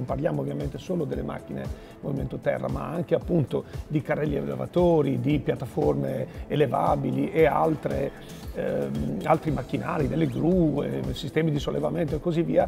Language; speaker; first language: Italian; native; Italian